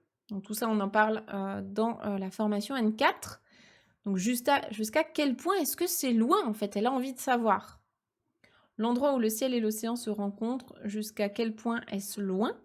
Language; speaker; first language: French; native; French